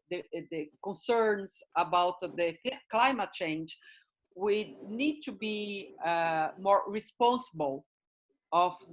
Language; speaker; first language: English; non-native, learner; Portuguese